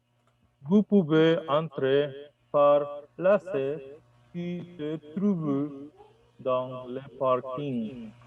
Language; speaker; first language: French; non-native, learner; Spanish